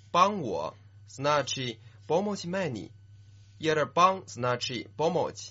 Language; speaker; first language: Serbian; non-native, fluent; Chinese